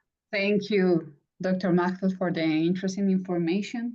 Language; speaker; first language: English; non-native, fluent; Spanish